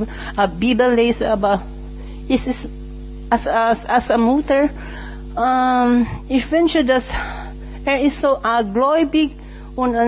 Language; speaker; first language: German; non-native, learner; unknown